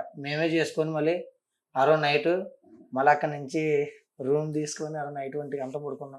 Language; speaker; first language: Telugu; native; Telugu